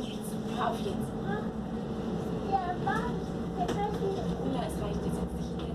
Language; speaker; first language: German; non-native, fluent; French